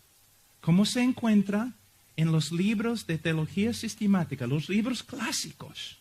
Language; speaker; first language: Spanish; non-native, fluent; English